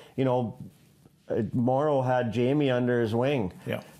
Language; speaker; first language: English; native; English